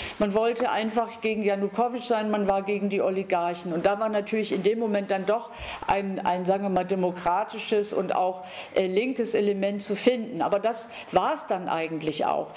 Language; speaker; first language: German; native; German